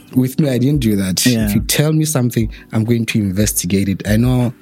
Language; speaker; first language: English; non-native, local second language; Tswana